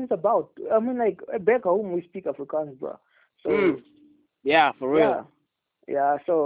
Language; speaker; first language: English; non-native, local second language; Afrikaans